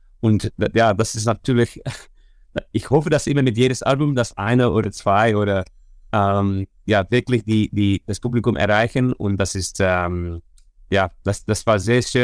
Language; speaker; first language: German; non-native, learner; Dutch